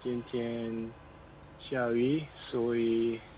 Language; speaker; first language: Chinese; non-native, learner; Korean